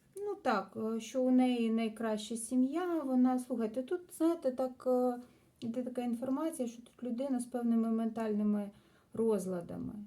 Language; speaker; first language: Ukrainian; non-native, local second language; Russian